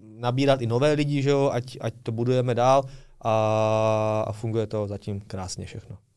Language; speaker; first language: Czech; early bilingual, other home language; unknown